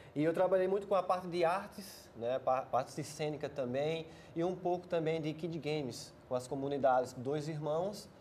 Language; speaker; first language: Portuguese; native; Portuguese